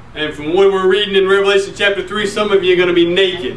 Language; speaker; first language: English; native; English